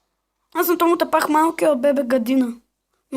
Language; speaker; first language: Bulgarian; native; Bulgarian